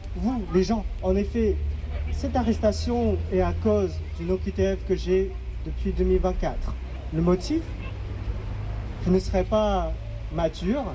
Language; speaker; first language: French; non-native, fluent; Mongolian